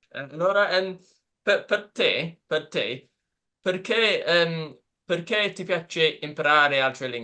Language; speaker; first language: Italian; non-native, learner; English